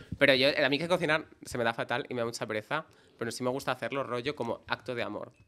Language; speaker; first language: Spanish; native; Spanish